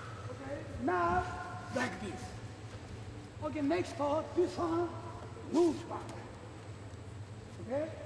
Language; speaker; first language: English; non-native, learner; Japanese